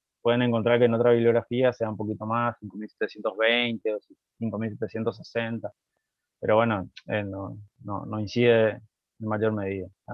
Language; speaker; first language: Spanish; native; Spanish